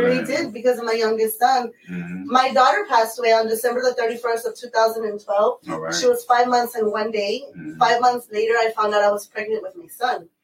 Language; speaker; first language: English; early bilingual, other home language; Spanish